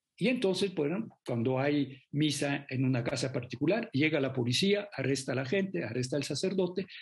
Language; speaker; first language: Spanish; non-native, fluent; French